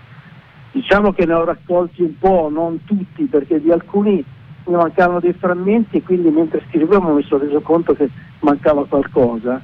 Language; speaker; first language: Italian; native; Italian